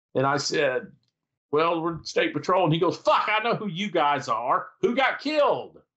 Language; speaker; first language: English; native; English